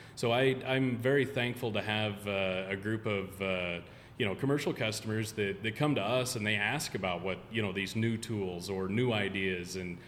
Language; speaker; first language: English; native; English